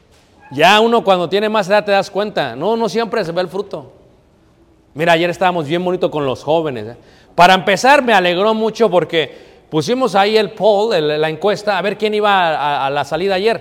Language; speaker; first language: Spanish; native; Spanish